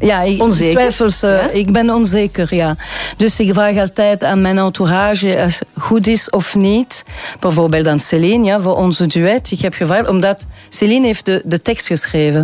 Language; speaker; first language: Dutch; non-native, local second language; French